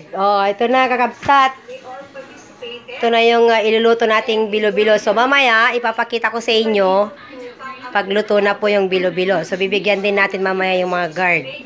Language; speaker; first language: Filipino; non-native, local second language; Iloko